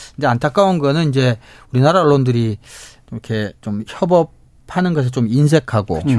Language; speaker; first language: Korean; native; Korean